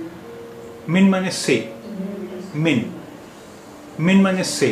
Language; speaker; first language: Urdu; native; Urdu